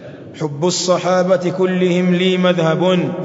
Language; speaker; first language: Arabic; non-native, fluent; Swahili